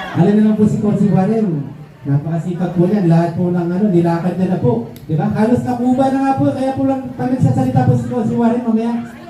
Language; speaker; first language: Filipino; native; Filipino